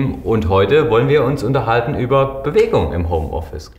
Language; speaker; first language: German; native; German